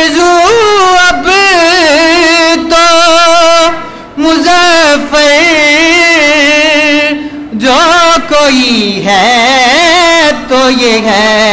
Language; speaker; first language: Urdu; native; Urdu